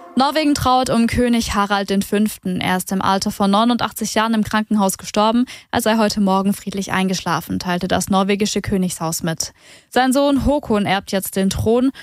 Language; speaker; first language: German; native; German